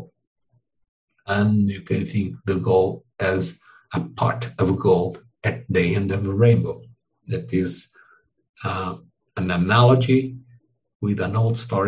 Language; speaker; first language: English; non-native, fluent; Portuguese